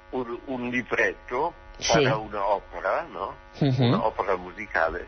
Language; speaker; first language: Spanish; non-native, learner; German